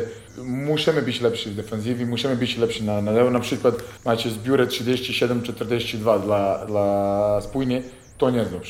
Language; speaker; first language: Polish; non-native, fluent; Serbian